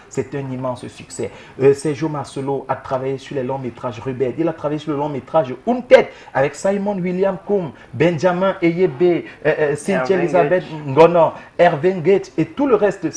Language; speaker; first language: French; native; French